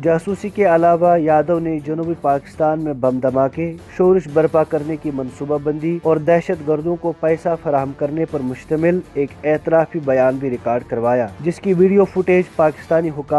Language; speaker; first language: Urdu; non-native, local second language; Kashmiri